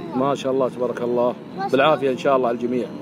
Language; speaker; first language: Arabic; native; Arabic